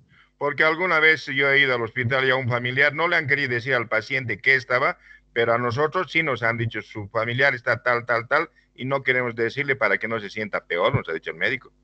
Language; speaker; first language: Spanish; native; Spanish